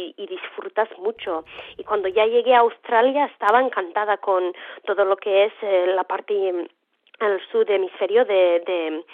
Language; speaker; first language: Spanish; non-native, fluent; English